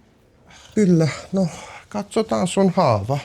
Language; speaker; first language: Finnish; non-native, learner; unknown